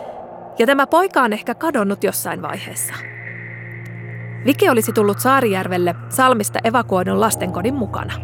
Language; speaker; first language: Finnish; native; Finnish